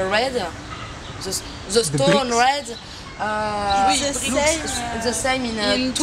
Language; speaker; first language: English; non-native, learner; French